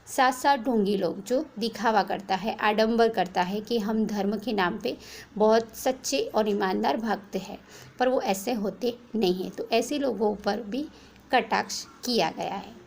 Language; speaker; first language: Hindi; non-native, local second language; Gujarati